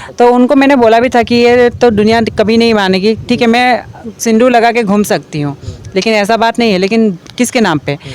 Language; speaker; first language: Hindi; non-native, local second language; Assamese